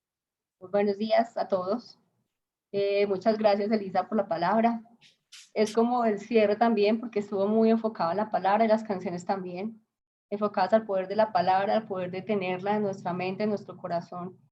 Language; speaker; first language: Spanish; native; Spanish